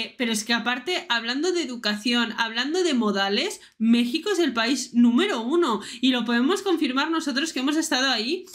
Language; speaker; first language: Spanish; native; Spanish